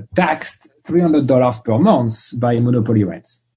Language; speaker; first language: English; non-native, fluent; French